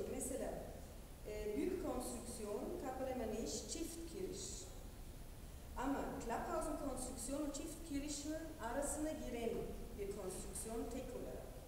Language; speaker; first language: Turkish; non-native, fluent; German